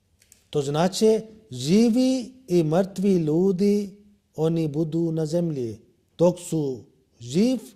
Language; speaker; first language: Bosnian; non-native, learner; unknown